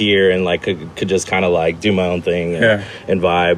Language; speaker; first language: English; native; English